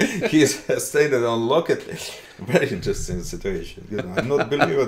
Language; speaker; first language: English; non-native, learner; Russian